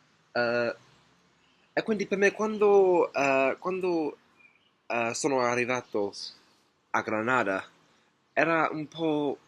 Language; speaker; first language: Italian; non-native, learner; English